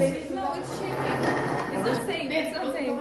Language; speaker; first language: English; non-native, fluent; Turkish